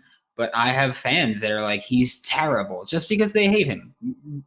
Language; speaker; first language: English; native; English